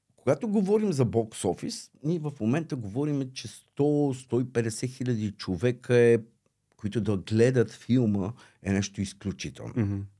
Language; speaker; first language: Bulgarian; native; Bulgarian